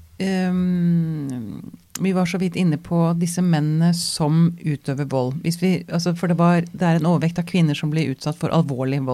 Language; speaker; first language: Norwegian; native; Norwegian